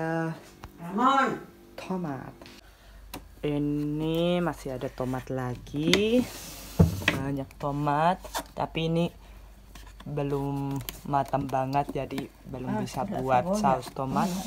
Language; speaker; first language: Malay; non-native, fluent; Spanish